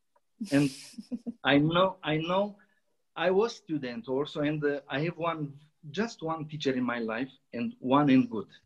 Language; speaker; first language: English; non-native, learner; Romanian